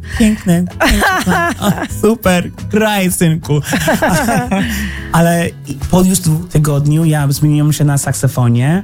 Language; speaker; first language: Polish; early bilingual, heritage; English